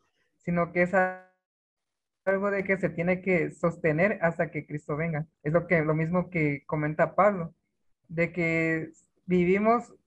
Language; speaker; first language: Spanish; native; Spanish